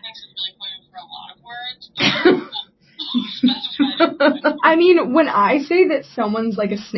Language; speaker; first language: English; native; English